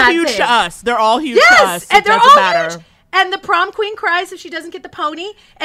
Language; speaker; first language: English; native; English